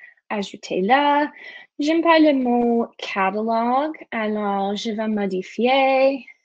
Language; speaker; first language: French; non-native, learner; English